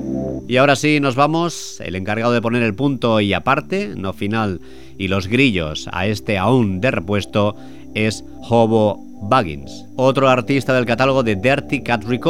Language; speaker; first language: Spanish; native; Spanish